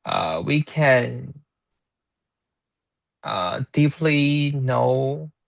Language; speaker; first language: English; non-native, learner; Chinese